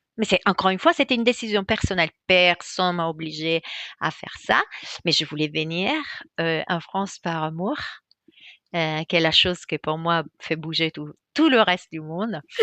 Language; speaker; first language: French; non-native, fluent; Italian